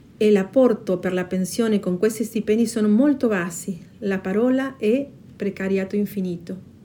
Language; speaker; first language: Italian; non-native, fluent; Spanish